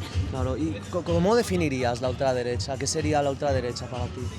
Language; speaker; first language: Spanish; native; Spanish